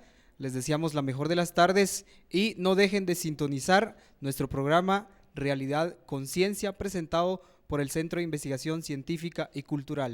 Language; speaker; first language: Spanish; native; Spanish